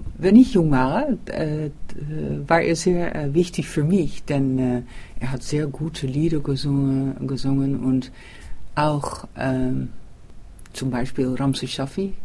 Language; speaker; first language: German; non-native, learner; Dutch